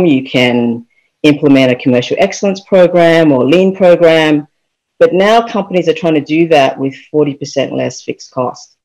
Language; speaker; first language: English; native; English